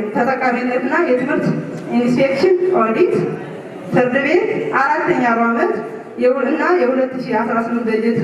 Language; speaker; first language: Amharic; non-native, local second language; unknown